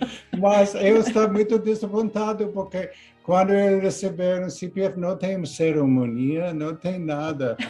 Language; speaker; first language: Portuguese; non-native, learner; English